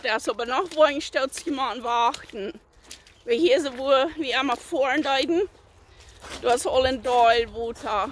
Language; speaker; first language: German; early bilingual, heritage; German